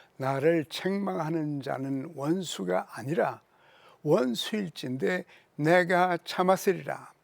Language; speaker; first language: Korean; native; Korean